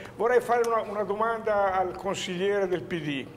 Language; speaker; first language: Italian; native; Italian